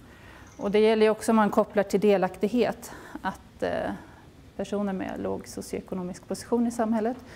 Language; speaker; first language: Swedish; native; Swedish